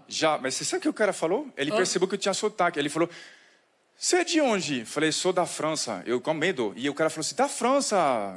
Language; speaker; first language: Portuguese; non-native, fluent; French